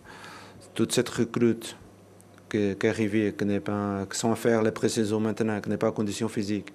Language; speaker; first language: French; non-native, learner; Portuguese